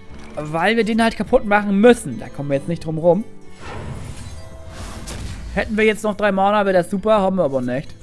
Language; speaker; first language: German; native; German